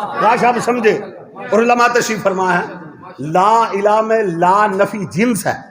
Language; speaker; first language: Urdu; non-native, local second language; Punjabi